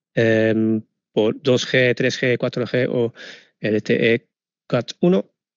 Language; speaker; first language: Spanish; non-native, fluent; Dutch